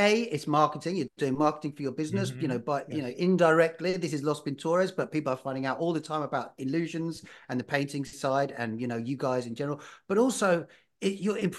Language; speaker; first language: English; native; English